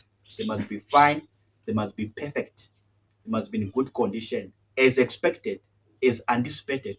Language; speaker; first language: English; non-native, local second language; Shona